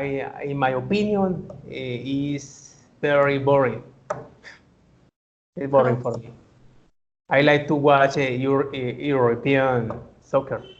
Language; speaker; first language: English; non-native, learner; Spanish